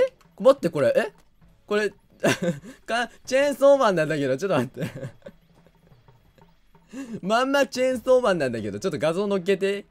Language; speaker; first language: Japanese; native; Japanese